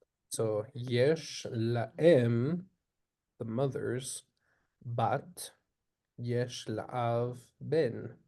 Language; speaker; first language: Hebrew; non-native, fluent; English